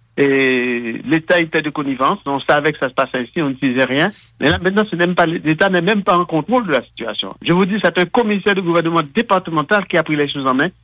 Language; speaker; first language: French; non-native, local second language; Haitian Creole